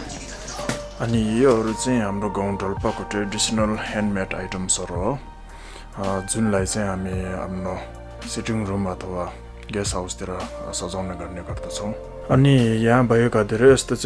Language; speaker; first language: Nepali; non-native, local second language; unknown